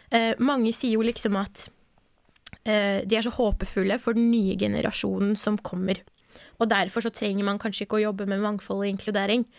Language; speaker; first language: Norwegian; early bilingual, other home language; Persian